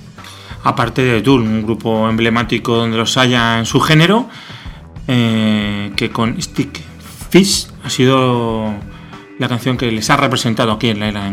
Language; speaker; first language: Spanish; native; Spanish